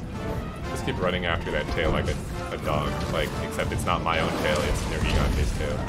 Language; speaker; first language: English; native; English